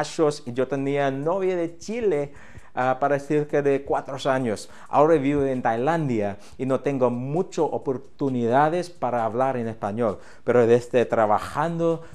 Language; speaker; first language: Spanish; non-native, learner; English